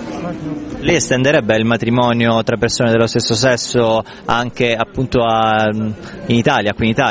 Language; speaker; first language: Italian; native; Italian